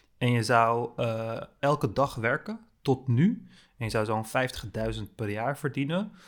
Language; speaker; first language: Dutch; early bilingual, other home language; Turkish